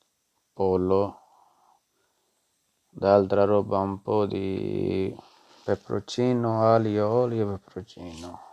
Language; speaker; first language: Italian; non-native, learner; Punjabi